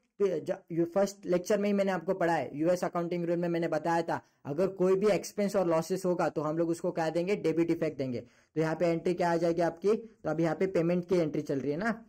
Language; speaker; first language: Hindi; non-native, local second language; Marathi